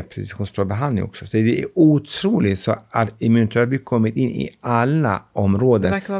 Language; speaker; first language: Swedish; non-native, fluent; Arabic